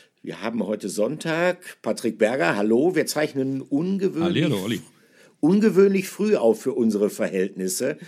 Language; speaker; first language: German; native; German